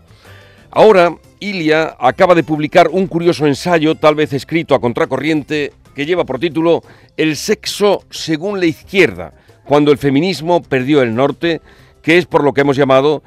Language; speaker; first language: Spanish; native; Spanish